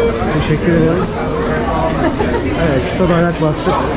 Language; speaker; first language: Turkish; native; Turkish